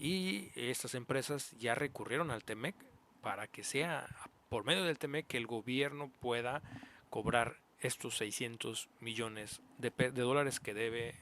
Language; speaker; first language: Spanish; native; Spanish